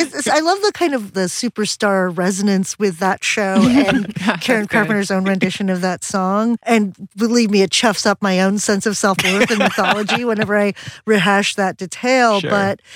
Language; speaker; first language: English; early bilingual, other home language; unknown